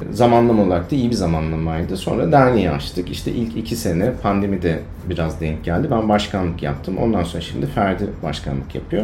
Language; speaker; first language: Turkish; early bilingual, other home language; German